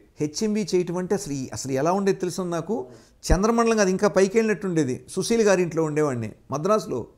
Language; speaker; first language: Telugu; native; Telugu